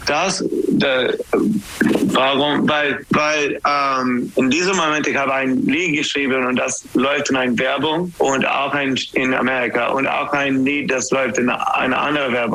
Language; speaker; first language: German; non-native, fluent; English